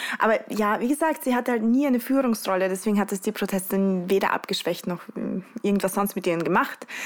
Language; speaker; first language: German; early bilingual, other home language; Russian